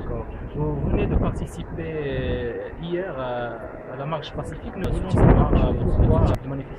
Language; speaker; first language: French; non-native, local second language; Arabic